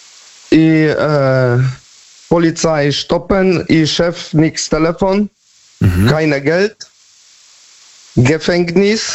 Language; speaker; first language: German; non-native, learner; Polish